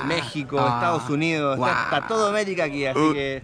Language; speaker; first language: Spanish; native; Spanish